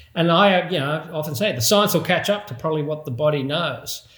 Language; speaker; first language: English; native; English